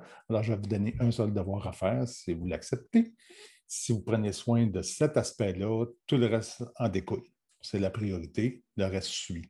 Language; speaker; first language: French; native; French